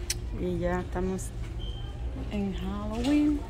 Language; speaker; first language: Spanish; early bilingual, heritage; Spanish